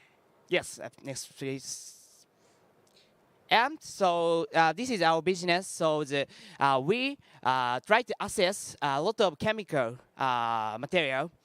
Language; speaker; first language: English; non-native, learner; Japanese